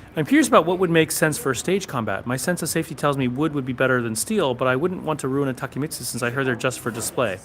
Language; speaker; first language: English; native; English